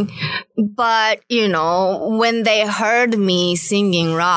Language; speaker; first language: English; non-native, fluent; Japanese